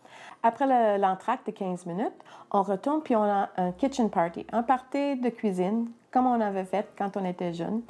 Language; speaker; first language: French; non-native, local second language; English